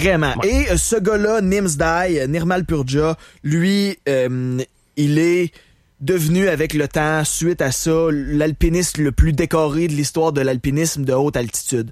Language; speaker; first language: French; native; French